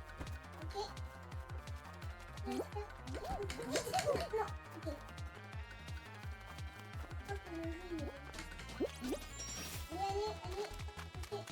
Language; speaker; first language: French; native; French